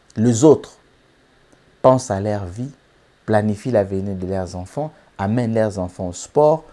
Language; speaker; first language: French; non-native, local second language; Lingala